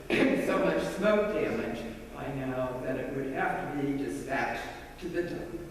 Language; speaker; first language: English; native; English